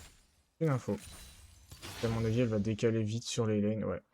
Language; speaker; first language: French; native; French